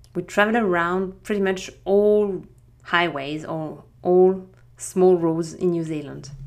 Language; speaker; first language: English; non-native, fluent; French